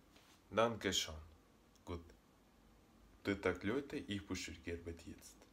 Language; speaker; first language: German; non-native, learner; Russian